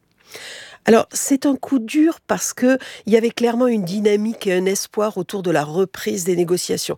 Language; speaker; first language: French; native; French